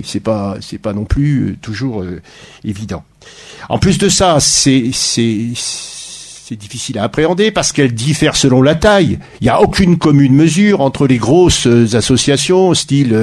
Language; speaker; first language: French; native; French